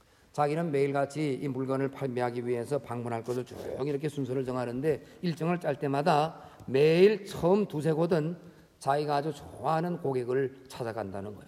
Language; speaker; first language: Korean; native; Korean